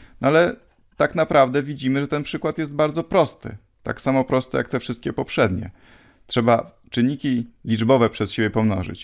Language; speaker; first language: Polish; native; Polish